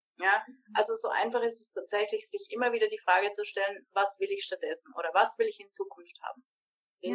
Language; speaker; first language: German; native; German